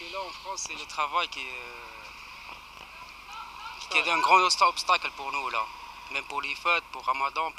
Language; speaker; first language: French; non-native, learner; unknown